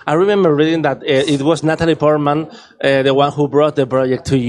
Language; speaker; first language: English; non-native, fluent; Spanish